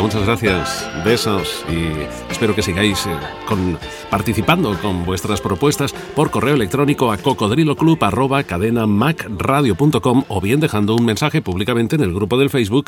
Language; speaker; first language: Spanish; native; Spanish